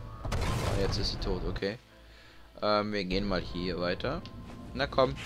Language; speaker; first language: German; native; German